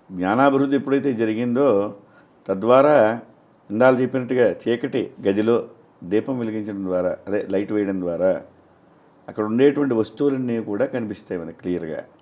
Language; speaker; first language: Telugu; native; Telugu